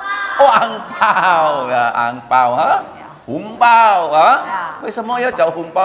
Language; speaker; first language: Chinese; early bilingual, heritage; Chinese